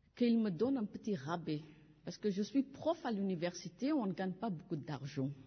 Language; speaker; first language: French; non-native, fluent; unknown